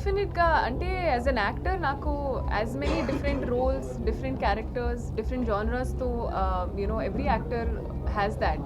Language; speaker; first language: Telugu; non-native, learner; Haryanvi